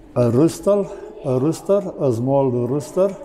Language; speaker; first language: English; non-native, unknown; Romanian